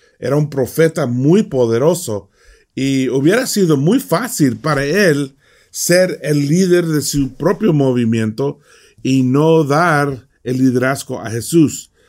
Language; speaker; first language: Spanish; early bilingual, heritage; Spanish